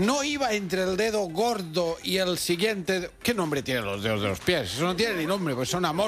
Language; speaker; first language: Spanish; native; Spanish